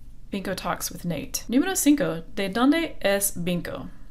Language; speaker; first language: Spanish; non-native, fluent; English